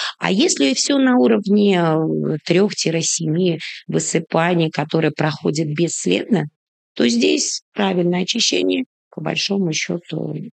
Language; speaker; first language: Russian; native; Russian